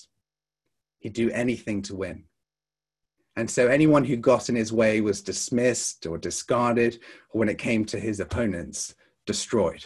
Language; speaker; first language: English; native; English